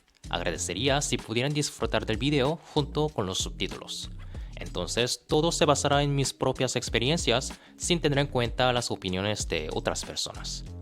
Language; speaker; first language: Spanish; non-native, fluent; Korean